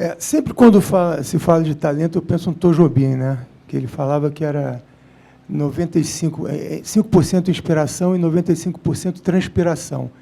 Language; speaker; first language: Portuguese; native; Portuguese